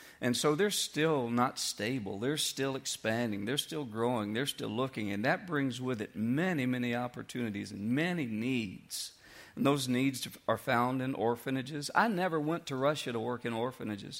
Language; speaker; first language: English; native; English